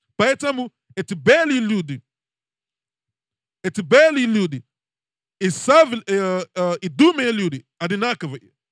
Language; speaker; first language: Russian; non-native, learner; English